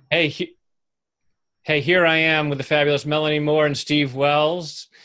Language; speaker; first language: English; native; English